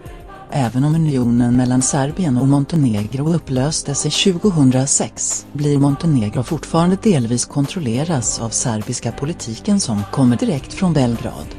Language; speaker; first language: Swedish; non-native, learner; Croatian